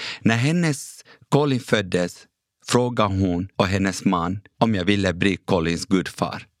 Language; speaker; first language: Swedish; early bilingual, other home language; Kurdish